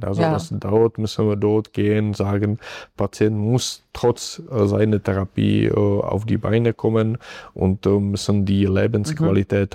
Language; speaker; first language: German; non-native, fluent; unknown